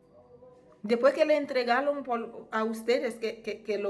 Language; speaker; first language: Spanish; non-native, fluent; Haitian Creole